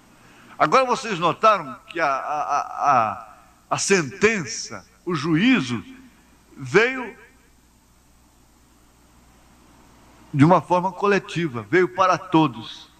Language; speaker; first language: Portuguese; native; Portuguese